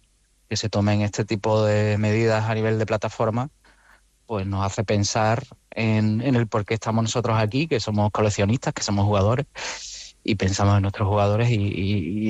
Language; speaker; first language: Spanish; native; Spanish